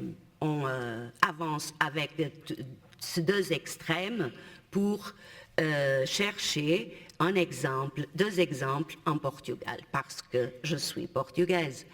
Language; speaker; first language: French; non-native, fluent; Portuguese